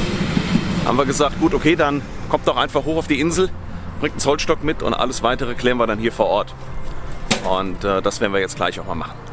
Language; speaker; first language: German; native; German